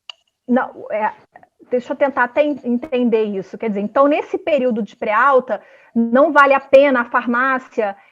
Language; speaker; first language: Portuguese; native; Portuguese